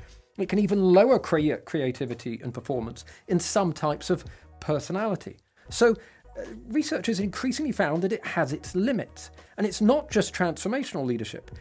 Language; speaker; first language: English; native; English